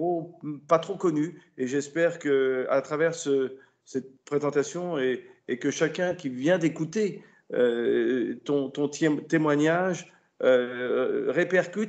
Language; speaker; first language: French; native; French